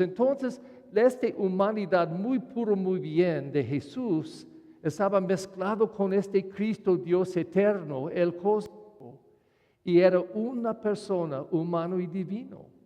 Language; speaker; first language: Spanish; non-native, fluent; English